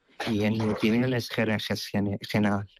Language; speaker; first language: Spanish; non-native, fluent; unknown